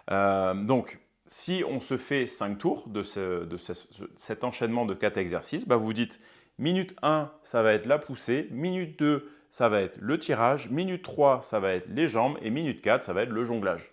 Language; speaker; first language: French; native; French